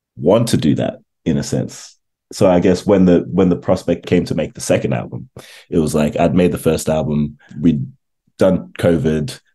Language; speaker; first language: English; native; English